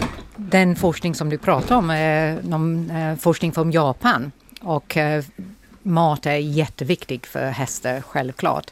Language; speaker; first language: Swedish; non-native, fluent; English